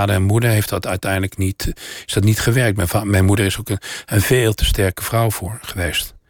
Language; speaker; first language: Dutch; native; Dutch